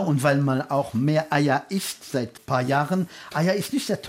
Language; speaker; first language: German; non-native, fluent; French